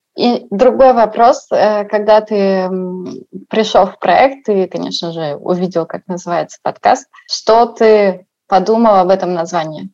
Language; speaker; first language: Russian; native; Russian